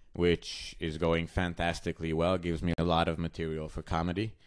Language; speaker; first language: English; non-native, fluent; Hungarian